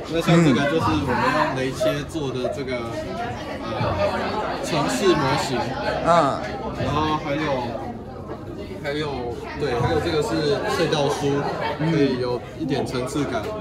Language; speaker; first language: Chinese; native; Chinese